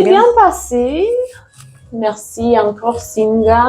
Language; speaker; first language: French; non-native, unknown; Russian